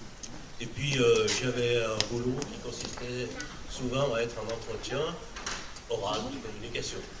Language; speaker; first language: French; native; French